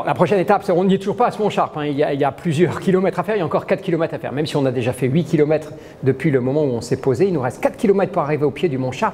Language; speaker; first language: French; native; French